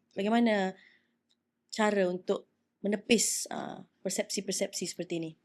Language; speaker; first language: Malay; native; Malay